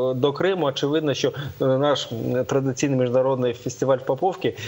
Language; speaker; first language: Ukrainian; native; Ukrainian